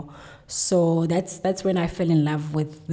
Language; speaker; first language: English; non-native, local second language; Xhosa